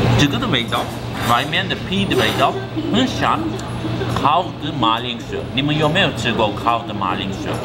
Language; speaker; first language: Chinese; non-native, fluent; Turkish